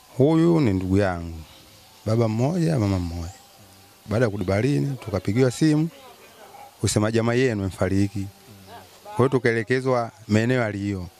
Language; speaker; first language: Swahili; native; Swahili